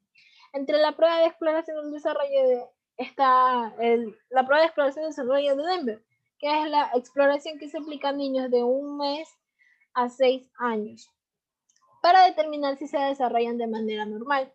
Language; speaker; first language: Spanish; native; Spanish